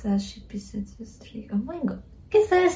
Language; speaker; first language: Spanish; non-native, fluent; Polish